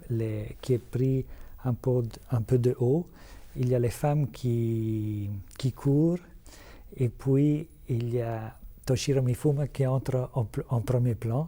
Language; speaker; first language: French; non-native, fluent; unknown